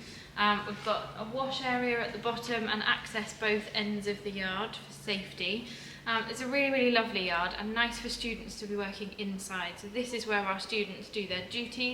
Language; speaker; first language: English; native; English